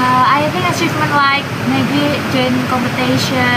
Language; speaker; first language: English; non-native, learner; Indonesian